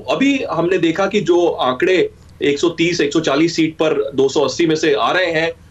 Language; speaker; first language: Hindi; native; Hindi